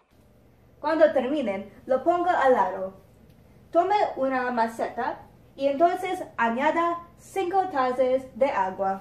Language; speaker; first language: Spanish; non-native, learner; English